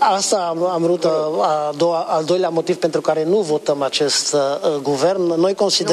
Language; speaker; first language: Romanian; non-native, local second language; Hungarian